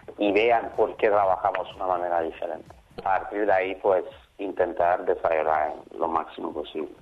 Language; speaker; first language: Spanish; non-native, fluent; Swedish